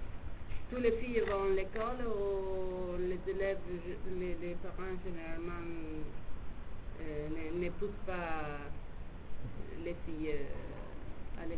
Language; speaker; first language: French; non-native, fluent; Italian